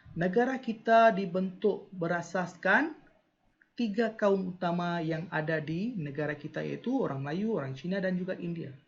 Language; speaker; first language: Malay; non-native, local second language; Tamil